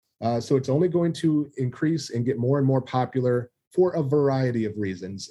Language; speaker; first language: English; native; English